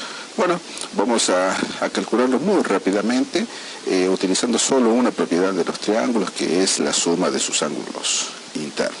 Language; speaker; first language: Spanish; native; Spanish